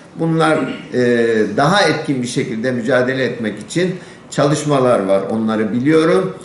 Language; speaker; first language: Turkish; native; Turkish